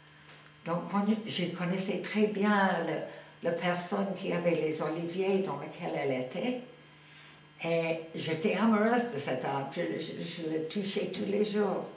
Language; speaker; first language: French; non-native, fluent; English